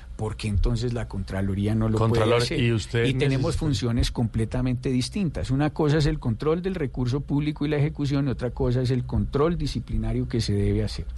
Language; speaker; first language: Spanish; native; Spanish